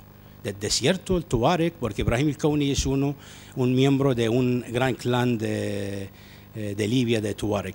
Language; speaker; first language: Spanish; non-native, fluent; Arabic